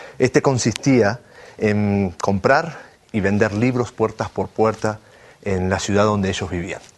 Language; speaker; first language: Spanish; native; Spanish